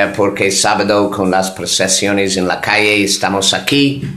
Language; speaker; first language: Spanish; non-native, fluent; English